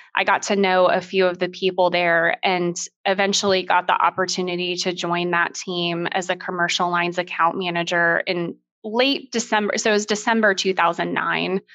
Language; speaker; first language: English; native; English